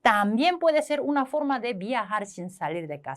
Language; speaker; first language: Spanish; non-native, fluent; Korean